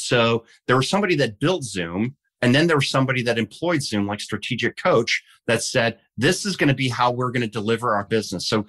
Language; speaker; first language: English; non-native, fluent; Danish